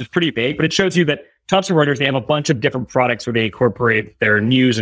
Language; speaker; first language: English; native; English